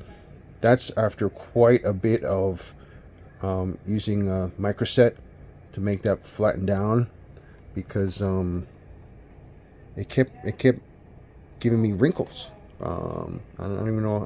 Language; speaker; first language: English; native; English